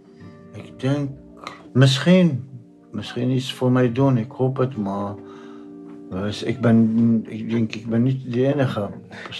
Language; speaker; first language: Dutch; non-native, learner; Arabic